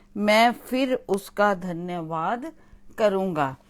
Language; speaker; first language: Hindi; non-native, local second language; Punjabi